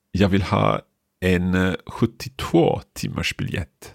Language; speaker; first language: Swedish; non-native, learner; English